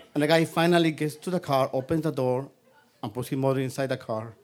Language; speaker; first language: English; non-native, fluent; Spanish